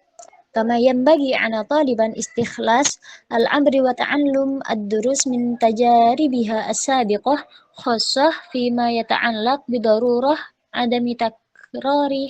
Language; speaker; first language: Arabic; non-native, learner; Indonesian